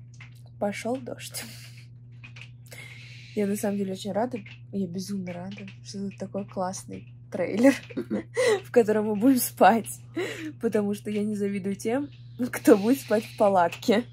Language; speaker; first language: Russian; native; Russian